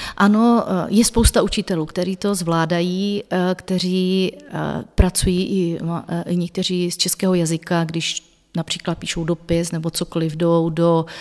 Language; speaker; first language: Czech; native; Czech